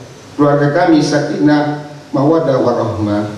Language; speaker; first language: Indonesian; native; Indonesian